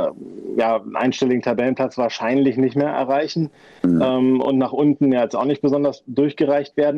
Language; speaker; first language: German; native; German